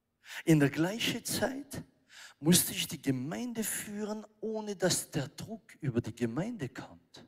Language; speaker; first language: German; non-native, fluent; French